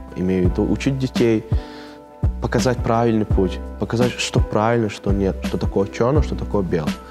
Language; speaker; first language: Russian; non-native, fluent; Turkmen